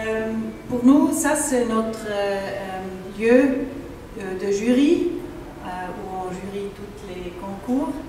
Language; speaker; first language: French; non-native, learner; German